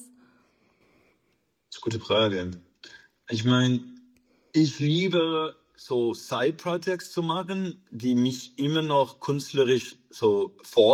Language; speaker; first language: German; non-native, fluent; English